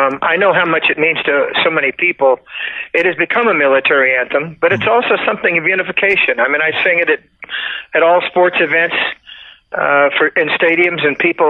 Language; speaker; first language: English; native; English